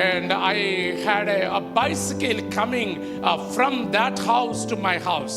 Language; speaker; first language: English; non-native, local second language; Telugu